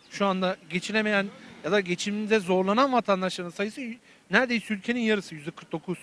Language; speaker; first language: Turkish; native; Turkish